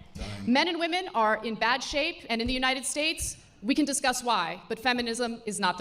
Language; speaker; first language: English; native; English